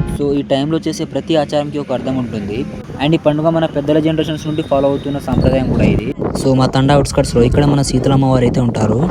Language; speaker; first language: Telugu; non-native, local second language; Lambadi